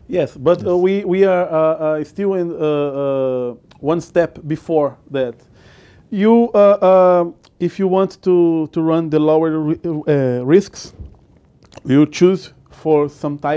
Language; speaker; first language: English; non-native, learner; Portuguese